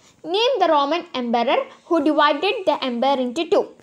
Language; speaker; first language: English; non-native, local second language; Malayalam